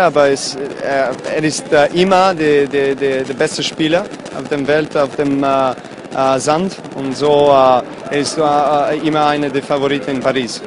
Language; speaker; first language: German; non-native, learner; Serbian